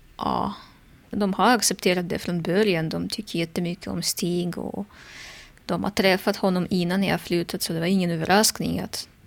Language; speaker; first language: Swedish; non-native, fluent; Russian